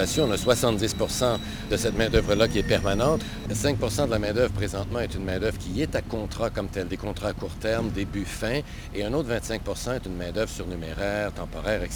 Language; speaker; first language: French; native; French